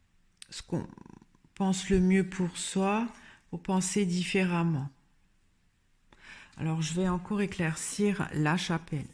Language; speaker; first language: French; native; French